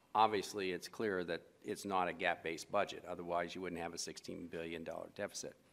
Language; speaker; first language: English; native; English